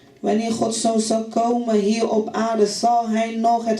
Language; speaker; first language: Dutch; non-native, fluent; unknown